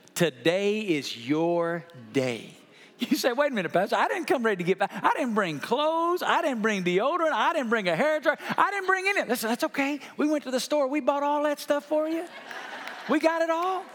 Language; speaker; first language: English; native; English